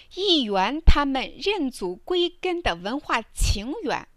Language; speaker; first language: Chinese; native; Chinese